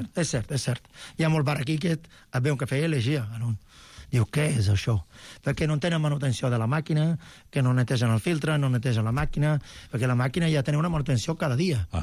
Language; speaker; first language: Catalan; non-native, fluent; Italian